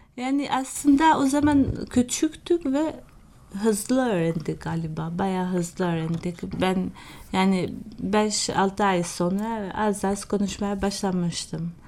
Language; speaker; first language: Turkish; non-native, fluent; Albanian